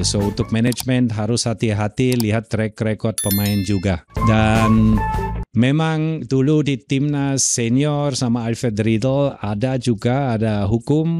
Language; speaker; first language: Indonesian; non-native, fluent; German